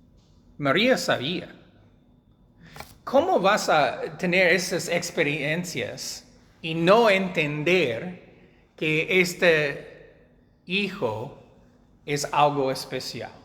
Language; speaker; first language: Spanish; non-native, fluent; English